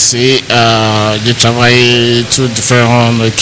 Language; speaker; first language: French; non-native, learner; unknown